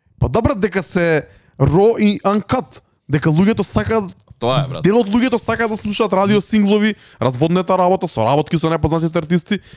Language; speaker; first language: Macedonian; native; Macedonian